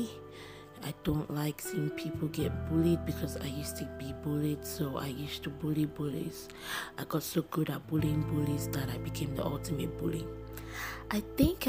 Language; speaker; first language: English; non-native, local second language; Yoruba